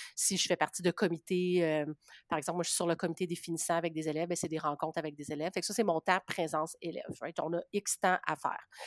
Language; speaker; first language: French; native; French